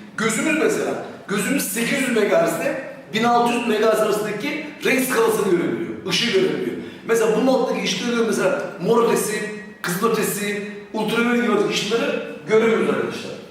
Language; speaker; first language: Turkish; native; Turkish